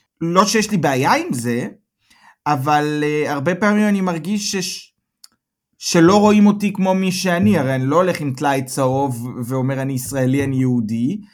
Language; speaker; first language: Hebrew; native; Hebrew